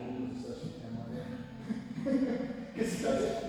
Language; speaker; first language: English; native; English